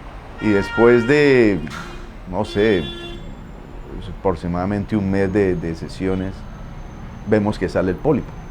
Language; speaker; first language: Spanish; native; Spanish